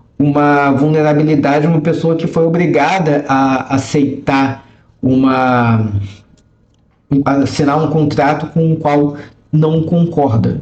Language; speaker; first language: Portuguese; native; Portuguese